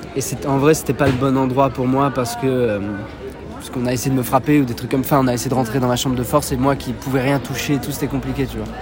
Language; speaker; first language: French; native; French